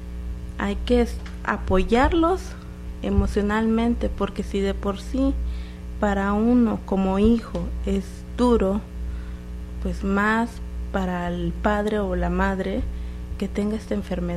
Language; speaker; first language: Spanish; native; Spanish